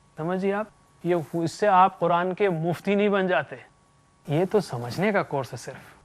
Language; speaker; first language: Urdu; native; Urdu